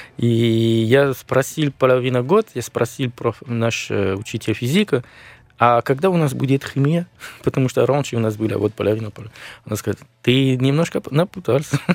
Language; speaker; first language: Russian; non-native, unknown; French